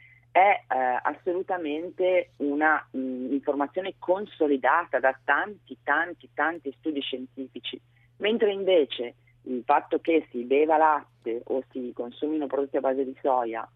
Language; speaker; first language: Italian; native; Italian